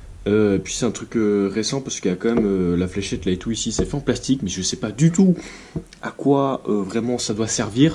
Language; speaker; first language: French; native; French